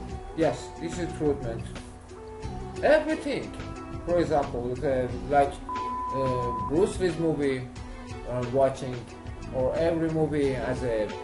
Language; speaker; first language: English; non-native, learner; Persian